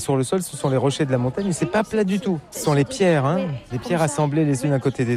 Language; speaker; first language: French; native; French